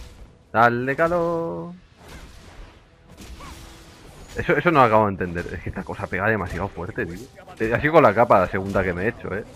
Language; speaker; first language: Spanish; native; Spanish